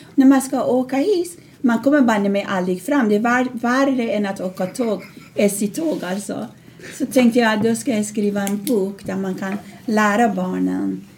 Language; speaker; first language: Swedish; non-native, fluent; Persian